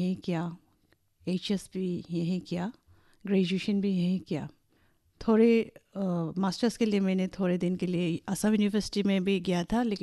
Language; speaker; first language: Hindi; non-native, local second language; Bangla